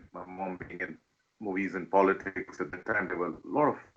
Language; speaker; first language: English; non-native, local second language; Telugu